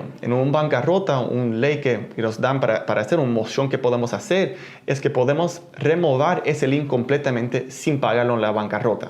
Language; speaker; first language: Spanish; early bilingual, heritage; Spanish